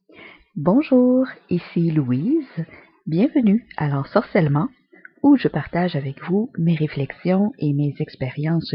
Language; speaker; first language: French; native; French